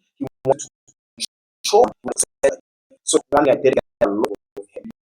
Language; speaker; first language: English; non-native, local second language; Tswana